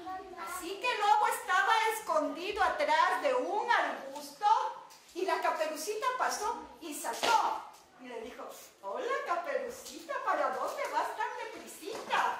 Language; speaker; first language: Spanish; native; Spanish